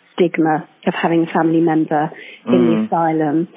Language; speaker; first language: English; native; English